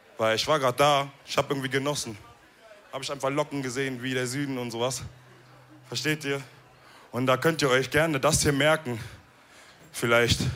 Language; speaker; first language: German; early bilingual, other home language; Wolof